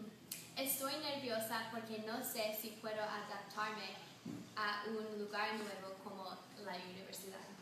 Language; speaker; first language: Spanish; non-native, learner; English